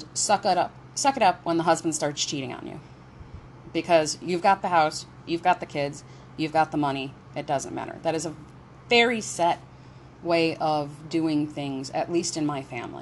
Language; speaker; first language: English; native; English